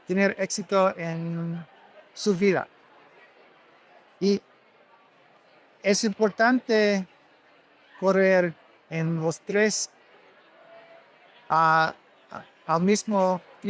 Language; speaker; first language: Spanish; non-native, learner; English